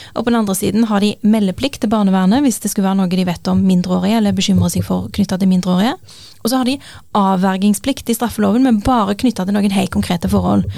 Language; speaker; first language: Norwegian; early bilingual, other home language; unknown